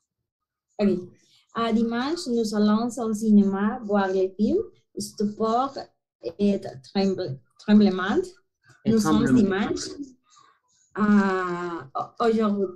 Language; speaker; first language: French; non-native, learner; Spanish